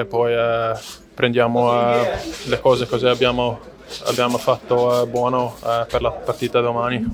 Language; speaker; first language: Italian; non-native, learner; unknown